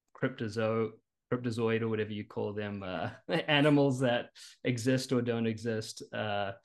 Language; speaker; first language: English; native; English